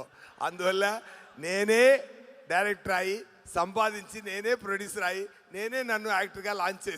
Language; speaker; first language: Telugu; non-native, learner; Tamil